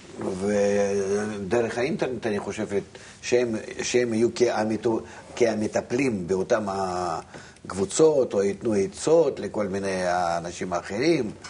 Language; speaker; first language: Hebrew; non-native, fluent; Russian